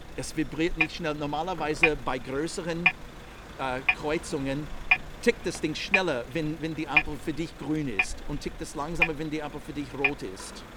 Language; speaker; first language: German; non-native, fluent; English